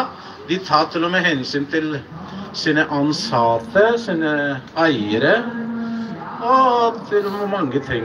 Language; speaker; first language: Norwegian; non-native, fluent; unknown